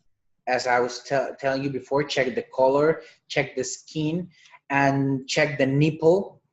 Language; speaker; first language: English; non-native, fluent; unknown